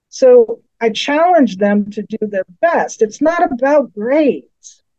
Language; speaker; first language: English; native; English